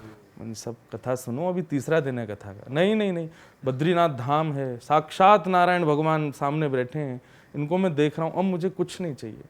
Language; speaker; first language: Hindi; native; Hindi